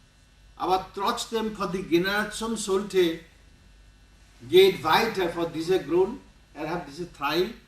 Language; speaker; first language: German; non-native, learner; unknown